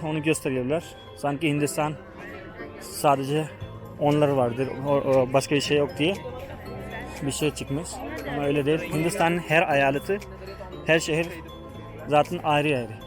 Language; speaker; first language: Turkish; non-native, fluent; Hindi